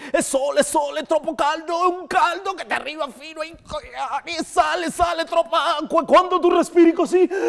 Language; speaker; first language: Italian; non-native, fluent; Spanish